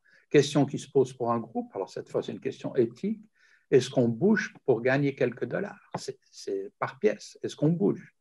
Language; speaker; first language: French; native; French